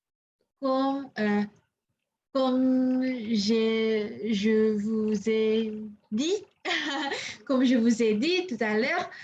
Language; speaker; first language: French; non-native, learner; English